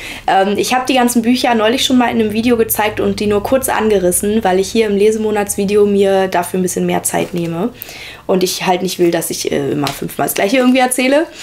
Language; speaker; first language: German; native; German